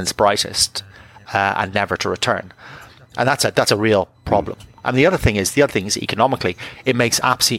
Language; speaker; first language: English; native; English